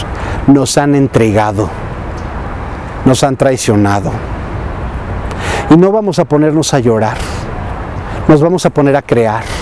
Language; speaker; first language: Spanish; native; Spanish